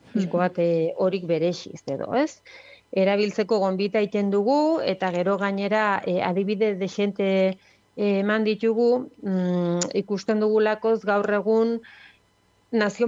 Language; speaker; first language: Basque; native; Basque